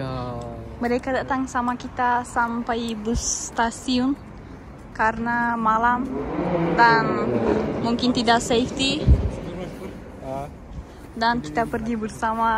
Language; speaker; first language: Indonesian; non-native, learner; Turkish